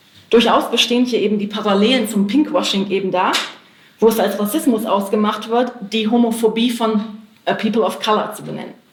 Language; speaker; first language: German; native; German